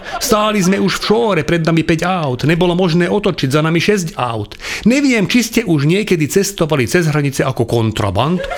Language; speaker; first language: Slovak; non-native, local second language; Hungarian